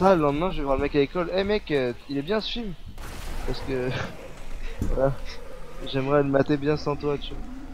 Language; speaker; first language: French; native; French